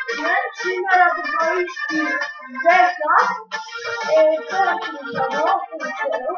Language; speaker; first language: Greek; non-native, learner; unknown